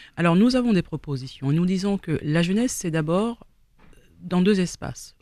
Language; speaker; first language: French; native; French